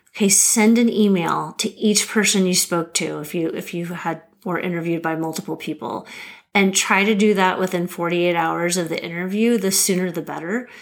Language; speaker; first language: English; native; English